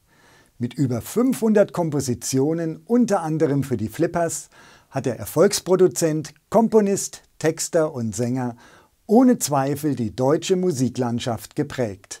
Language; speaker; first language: German; native; German